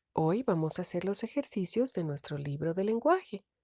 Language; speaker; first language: Spanish; native; Spanish